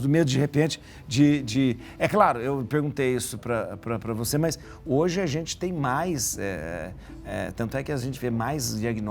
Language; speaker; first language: Portuguese; native; Portuguese